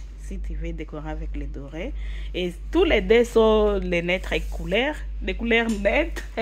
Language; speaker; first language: French; non-native, local second language; Swahili